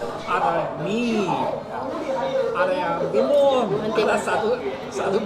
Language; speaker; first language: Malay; non-native, fluent; Chinese